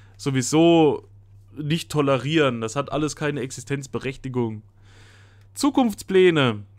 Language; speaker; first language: German; native; German